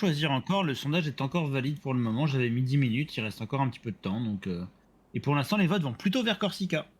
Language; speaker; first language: French; native; French